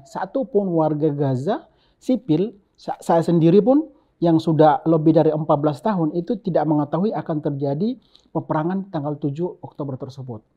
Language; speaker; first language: Indonesian; native; Indonesian